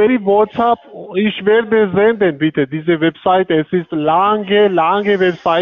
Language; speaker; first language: German; non-native, learner; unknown